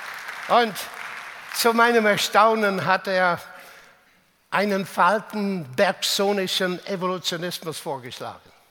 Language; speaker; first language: German; non-native, fluent; English